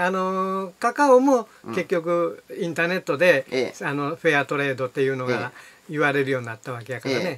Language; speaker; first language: Japanese; native; Japanese